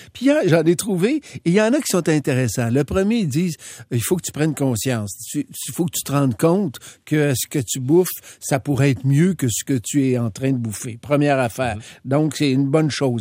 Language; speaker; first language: French; native; French